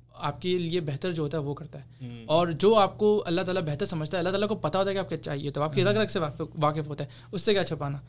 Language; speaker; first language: Urdu; early bilingual, heritage; Urdu